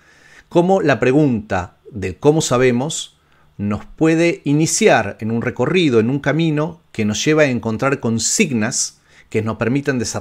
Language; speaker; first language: Spanish; native; Spanish